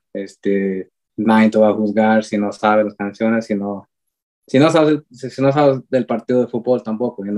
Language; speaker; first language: Spanish; early bilingual, heritage; Spanish